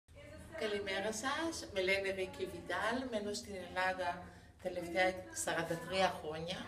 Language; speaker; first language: Greek; non-native, fluent; Hebrew